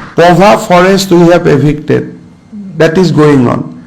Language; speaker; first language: English; non-native, local second language; Assamese